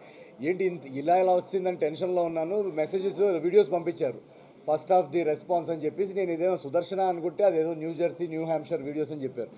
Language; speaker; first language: Telugu; native; Telugu